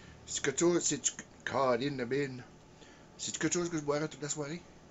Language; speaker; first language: French; early bilingual, heritage; French